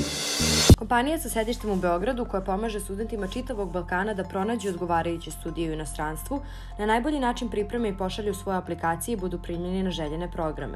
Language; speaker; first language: Serbian; native; Serbian